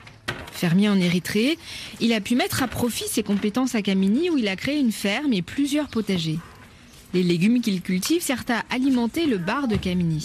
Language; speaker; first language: French; native; French